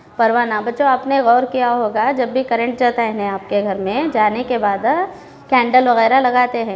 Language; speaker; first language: Hindi; native; Hindi